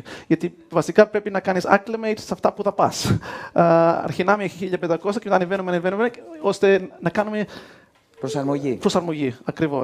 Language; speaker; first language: Greek; early bilingual, heritage; Greek